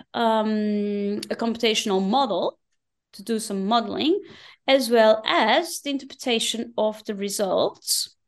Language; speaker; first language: English; non-native, fluent; Portuguese